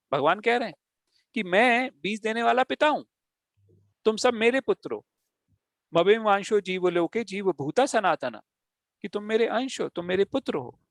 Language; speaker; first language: Hindi; native; Hindi